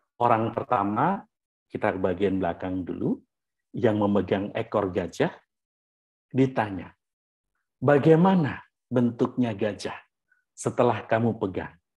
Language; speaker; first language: Indonesian; native; Indonesian